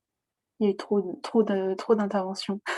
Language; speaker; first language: French; native; French